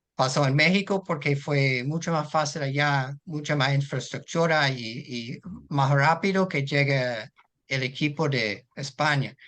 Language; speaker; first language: Spanish; non-native, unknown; English